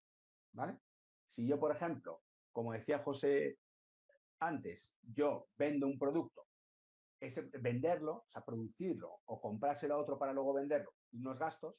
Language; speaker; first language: Spanish; native; Spanish